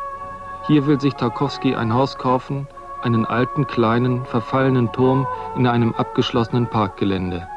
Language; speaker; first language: German; native; German